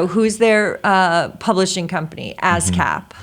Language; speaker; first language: English; native; English